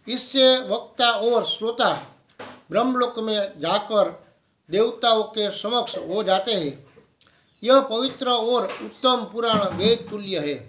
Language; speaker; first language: Hindi; non-native, local second language; Gujarati